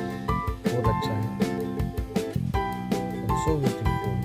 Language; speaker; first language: Hindi; non-native, local second language; Assamese